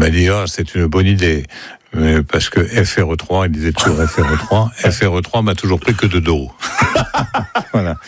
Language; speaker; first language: French; native; French